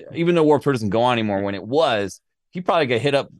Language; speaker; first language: English; native; English